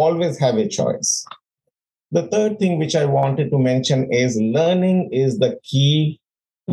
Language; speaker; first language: English; non-native, local second language; Hindi